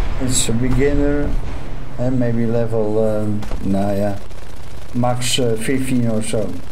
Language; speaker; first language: English; non-native, fluent; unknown